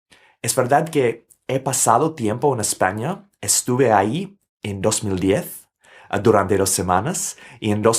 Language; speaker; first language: Spanish; non-native, fluent; English